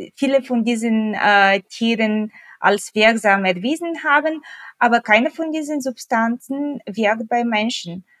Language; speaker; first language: German; non-native, fluent; Bulgarian